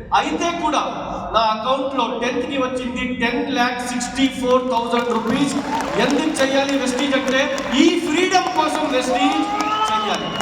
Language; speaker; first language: Telugu; non-native, local second language; Urdu